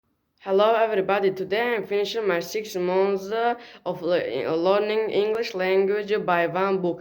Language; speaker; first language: English; non-native, learner; Tajik